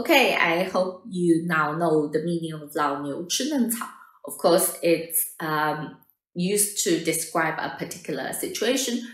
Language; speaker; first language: English; non-native, fluent; Chinese